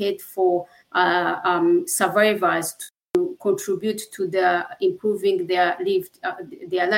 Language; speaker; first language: English; non-native, local second language; Kinyarwanda